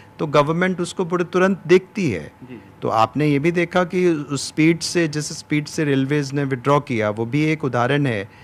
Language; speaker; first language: Hindi; native; Hindi